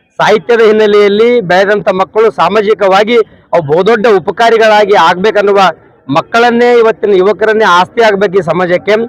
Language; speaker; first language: Kannada; native; Kannada